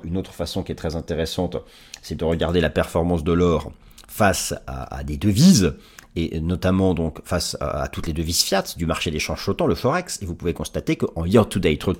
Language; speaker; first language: French; native; French